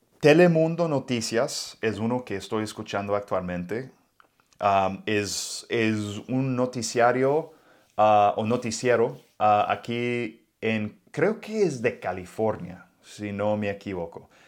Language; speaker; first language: Spanish; non-native, fluent; English